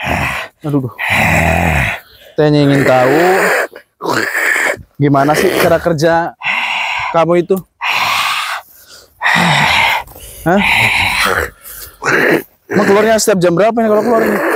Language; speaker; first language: Indonesian; non-native, local second language; Sundanese